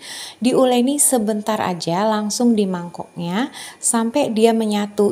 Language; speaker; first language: Indonesian; native; Indonesian